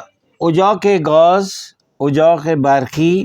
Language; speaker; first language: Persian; non-native, fluent; Urdu